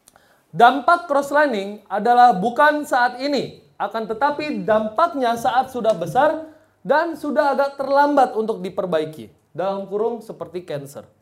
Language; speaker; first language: Indonesian; native; Indonesian